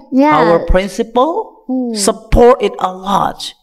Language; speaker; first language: English; non-native, fluent; Indonesian